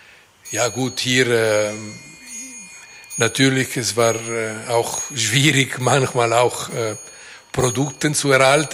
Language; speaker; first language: German; non-native, local second language; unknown